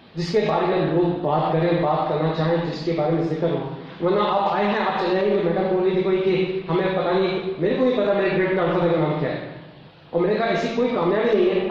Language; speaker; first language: Hindi; native; Hindi